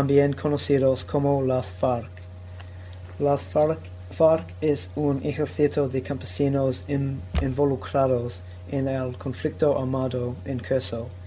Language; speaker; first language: Spanish; non-native, learner; English